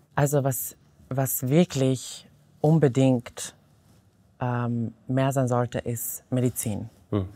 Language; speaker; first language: German; non-native, fluent; Serbian